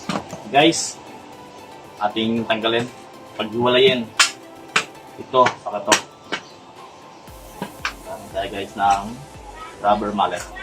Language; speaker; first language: Filipino; native; Filipino